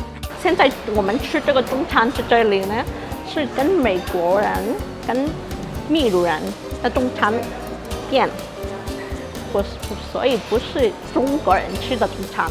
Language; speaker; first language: Chinese; early bilingual, heritage; Chinese